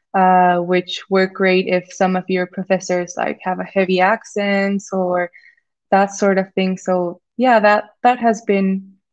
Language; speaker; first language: English; non-native, fluent; Spanish